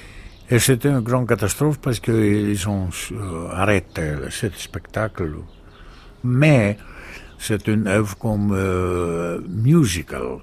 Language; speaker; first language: French; non-native, learner; Greek